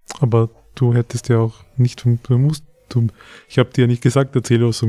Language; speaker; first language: German; native; German